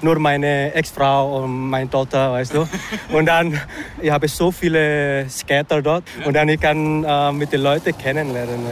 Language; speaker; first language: German; non-native, learner; Indonesian